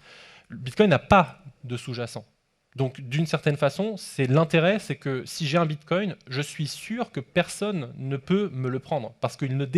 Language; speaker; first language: French; native; French